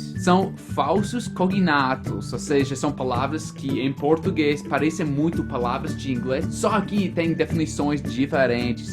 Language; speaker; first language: Portuguese; non-native, fluent; English